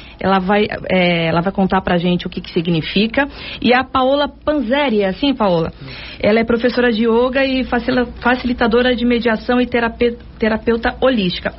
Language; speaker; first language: Portuguese; native; Portuguese